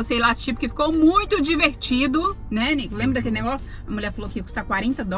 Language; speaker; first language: Portuguese; native; Portuguese